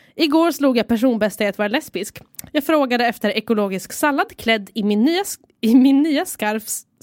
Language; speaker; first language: Swedish; native; Swedish